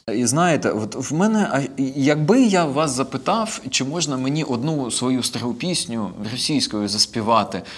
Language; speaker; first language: Ukrainian; non-native, local second language; Russian